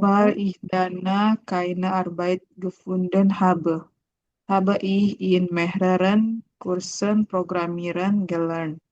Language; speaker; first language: German; non-native, learner; Indonesian